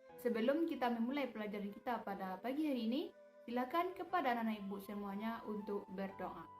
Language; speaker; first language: Malay; non-native, local second language; Minangkabau